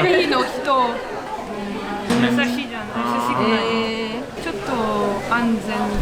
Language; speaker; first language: Japanese; non-native, learner; French